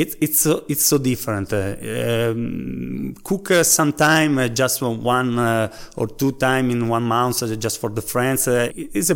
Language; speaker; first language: English; non-native, learner; Italian